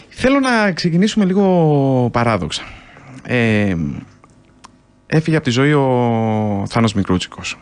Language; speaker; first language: Greek; native; Greek